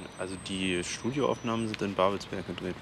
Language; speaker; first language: German; native; German